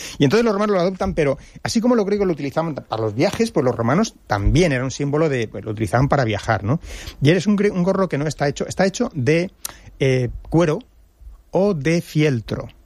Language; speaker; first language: Spanish; native; Spanish